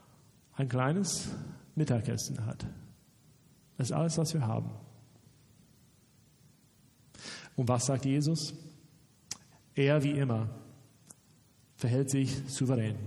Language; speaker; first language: German; non-native, fluent; English